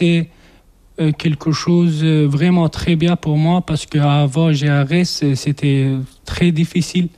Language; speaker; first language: French; non-native, learner; Persian